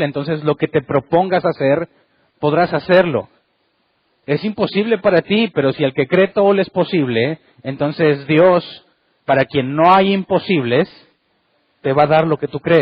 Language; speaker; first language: Spanish; native; Spanish